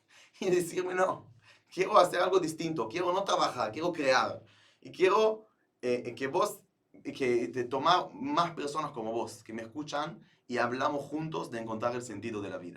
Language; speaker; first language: Spanish; non-native, fluent; Hebrew